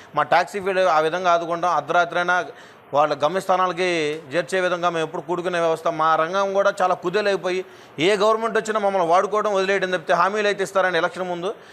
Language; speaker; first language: Telugu; native; Telugu